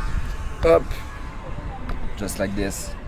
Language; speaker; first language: English; non-native, learner; French